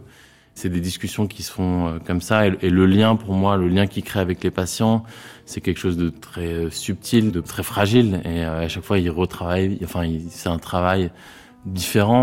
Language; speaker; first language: French; native; French